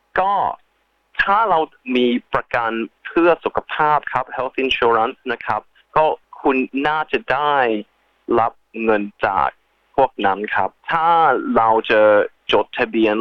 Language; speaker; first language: Thai; early bilingual, heritage; Thai